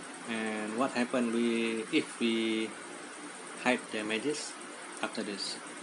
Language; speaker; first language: English; non-native, local second language; Malay